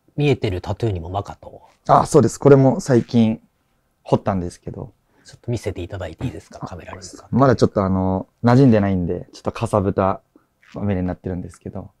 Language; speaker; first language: Japanese; native; Japanese